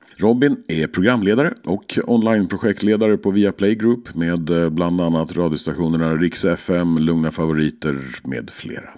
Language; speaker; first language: Swedish; native; Swedish